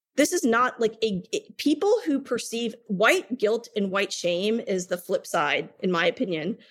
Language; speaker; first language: English; native; English